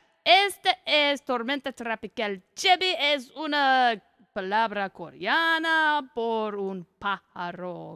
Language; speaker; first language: Spanish; non-native, learner; English